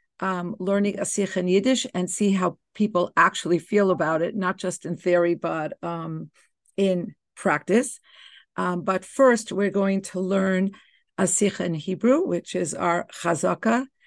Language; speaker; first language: English; native; English